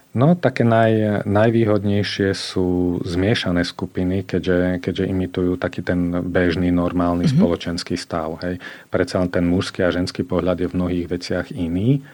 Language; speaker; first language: Slovak; native; Slovak